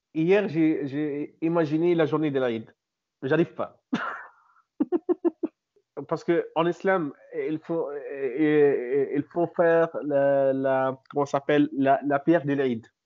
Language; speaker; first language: French; non-native, local second language; Arabic